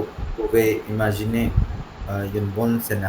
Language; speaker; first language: French; non-native, fluent; Hindi